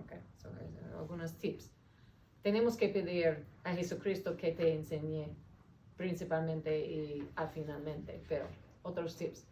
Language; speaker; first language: Spanish; non-native, fluent; English